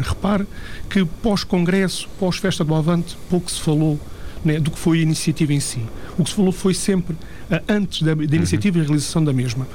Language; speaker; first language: Portuguese; native; Portuguese